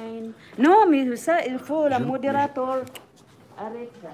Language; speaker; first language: French; non-native, learner; Filipino